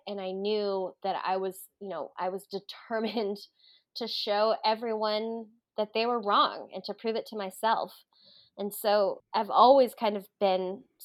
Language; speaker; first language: English; native; English